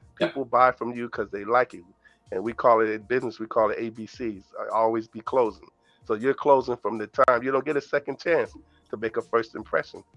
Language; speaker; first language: English; native; English